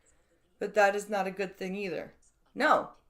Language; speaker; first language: English; native; English